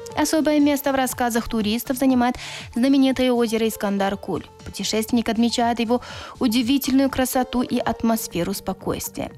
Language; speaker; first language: Russian; non-native, local second language; Tajik